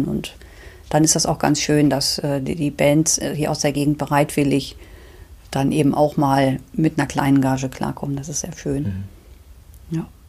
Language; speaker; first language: German; native; German